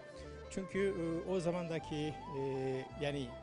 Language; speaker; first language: Turkish; non-native, fluent; Japanese